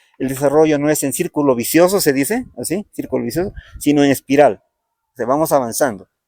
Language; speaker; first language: Spanish; native; Spanish